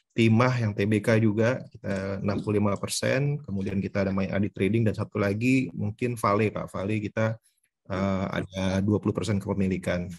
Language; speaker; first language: Indonesian; native; Indonesian